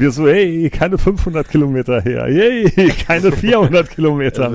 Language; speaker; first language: German; native; German